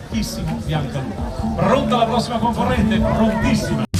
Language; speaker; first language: Italian; native; Italian